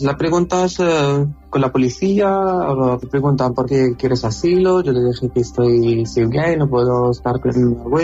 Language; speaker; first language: Spanish; non-native, learner; Arabic